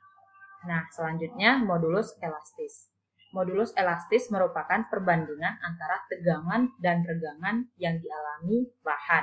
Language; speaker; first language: Indonesian; native; Indonesian